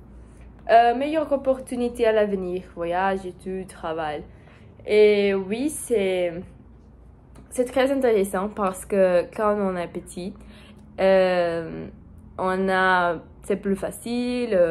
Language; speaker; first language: French; non-native, learner; Portuguese